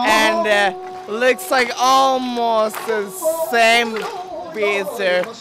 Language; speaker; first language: English; non-native, learner; Japanese